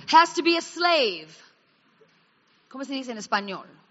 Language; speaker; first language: Spanish; non-native, fluent; English